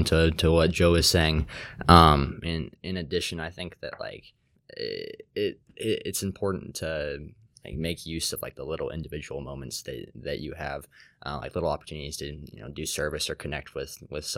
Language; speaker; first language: English; native; English